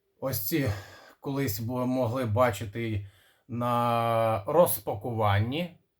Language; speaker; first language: Ukrainian; native; Ukrainian